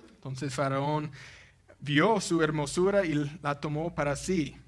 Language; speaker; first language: Spanish; non-native, fluent; English